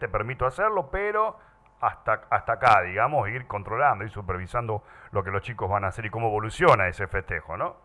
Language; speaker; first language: Spanish; native; Spanish